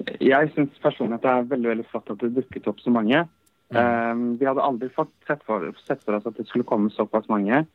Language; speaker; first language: Norwegian; early bilingual, other home language; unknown